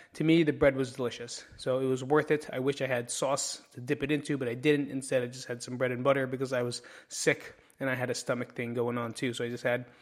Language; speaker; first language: English; early bilingual, other home language; Filipino